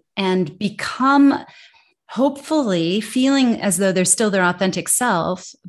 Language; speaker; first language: English; native; English